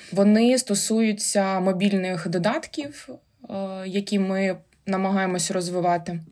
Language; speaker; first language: Ukrainian; non-native, local second language; Russian